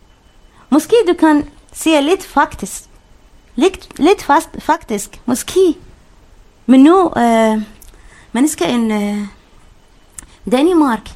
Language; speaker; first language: Danish; non-native, learner; Arabic